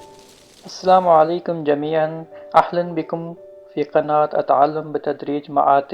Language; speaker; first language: Arabic; non-native, learner; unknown